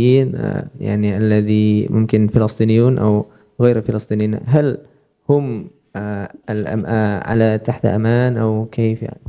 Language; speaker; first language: Arabic; non-native, learner; Indonesian